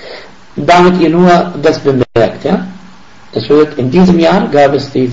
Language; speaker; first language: German; non-native, fluent; Arabic